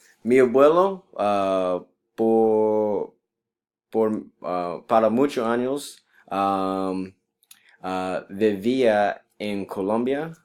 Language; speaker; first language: Spanish; non-native, learner; English